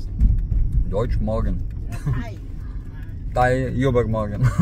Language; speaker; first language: German; non-native, learner; Bulgarian